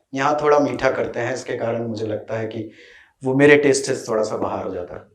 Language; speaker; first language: Hindi; native; Hindi